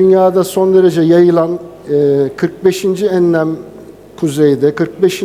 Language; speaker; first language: Turkish; native; Turkish